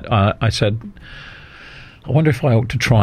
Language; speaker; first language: English; native; English